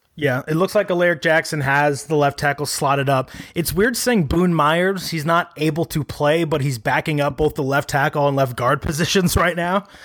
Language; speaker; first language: English; native; English